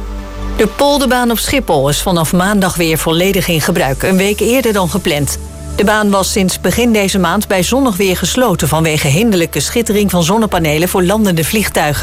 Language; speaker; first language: Dutch; native; Dutch